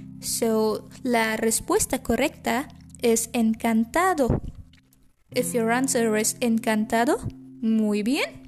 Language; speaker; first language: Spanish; non-native, learner; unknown